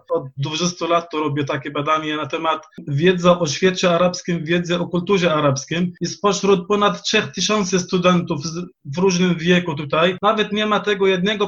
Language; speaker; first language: Polish; non-native, fluent; Arabic